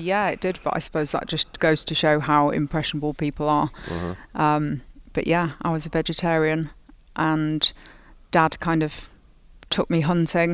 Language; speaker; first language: English; native; English